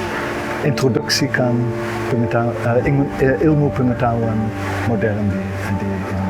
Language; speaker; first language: Indonesian; non-native, fluent; Dutch